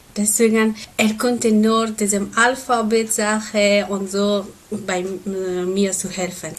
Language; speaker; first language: German; non-native, learner; Persian